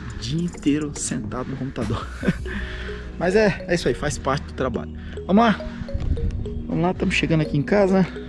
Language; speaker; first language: Portuguese; native; Portuguese